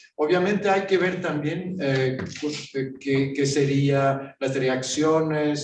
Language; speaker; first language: Spanish; non-native, fluent; Swedish